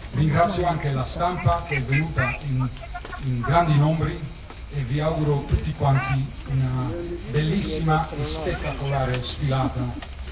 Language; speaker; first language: Italian; non-native, fluent; Dutch